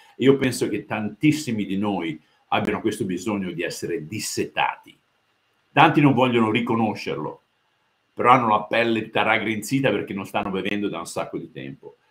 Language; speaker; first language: Italian; early bilingual, heritage; Italian